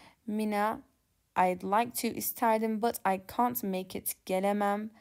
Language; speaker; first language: English; non-native, fluent; Turkish